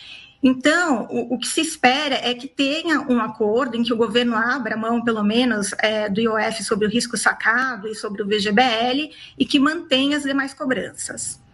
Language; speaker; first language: Portuguese; native; Portuguese